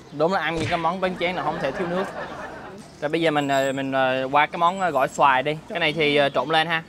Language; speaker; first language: Vietnamese; non-native, fluent; English